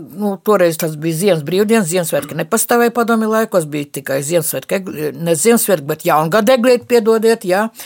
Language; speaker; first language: Latvian; non-native, local second language; Russian